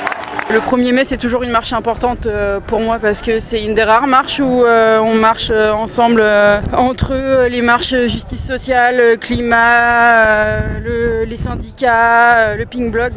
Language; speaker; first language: French; native; French